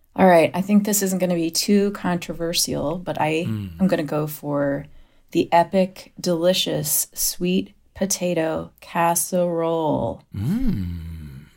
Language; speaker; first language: English; native; English